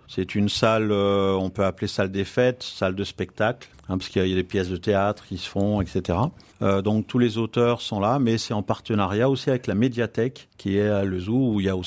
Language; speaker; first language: French; native; French